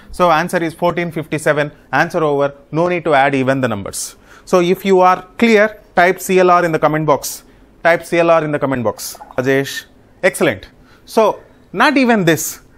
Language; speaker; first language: English; non-native, local second language; Telugu